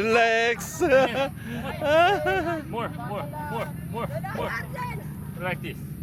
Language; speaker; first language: English; non-native, learner; Korean